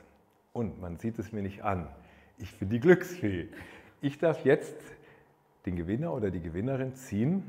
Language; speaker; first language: German; native; German